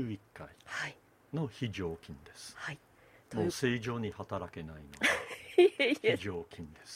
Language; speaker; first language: Japanese; non-native, fluent; English